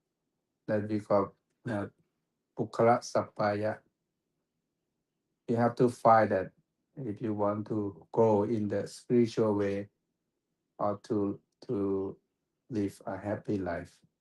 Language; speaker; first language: English; non-native, fluent; Thai